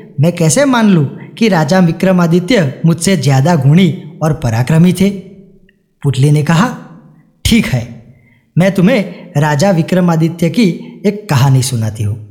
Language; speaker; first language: Hindi; non-native, local second language; Gujarati